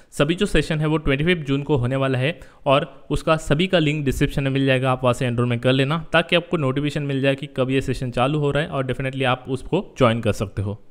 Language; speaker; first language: Hindi; native; Hindi